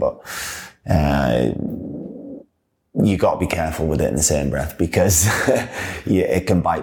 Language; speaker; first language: English; native; English